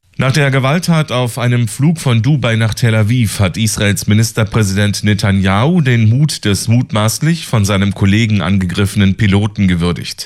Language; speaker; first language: German; native; German